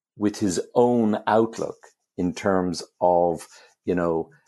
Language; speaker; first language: English; native; English